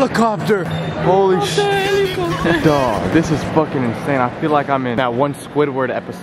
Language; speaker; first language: English; native; English